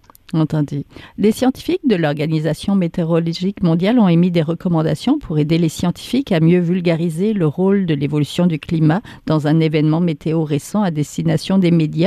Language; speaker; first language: French; native; French